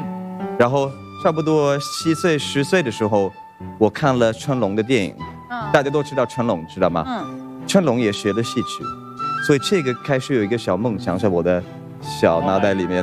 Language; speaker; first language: Chinese; non-native, fluent; Swedish